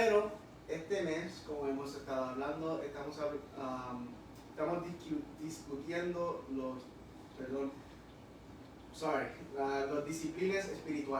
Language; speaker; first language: Spanish; early bilingual, heritage; Spanish